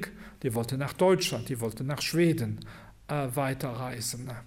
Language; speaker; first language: German; non-native, local second language; Luxembourgish